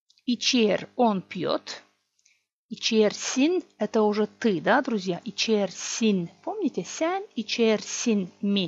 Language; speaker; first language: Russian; non-native, local second language; Gagauz